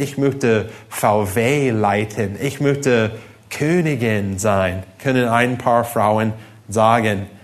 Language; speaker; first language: German; non-native, fluent; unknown